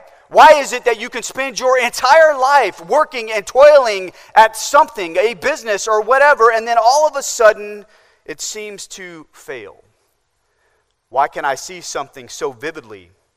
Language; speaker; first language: English; native; English